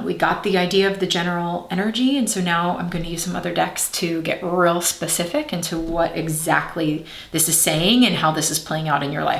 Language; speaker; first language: English; native; English